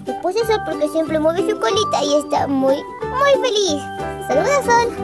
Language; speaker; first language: Spanish; native; Spanish